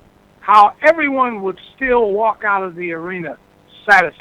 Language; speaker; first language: English; native; English